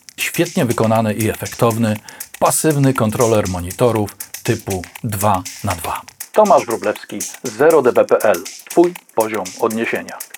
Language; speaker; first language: Polish; native; Polish